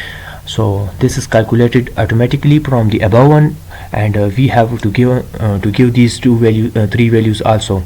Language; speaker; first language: English; non-native, local second language; Urdu